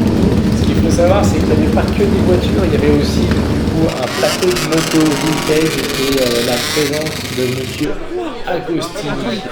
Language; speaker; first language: French; native; French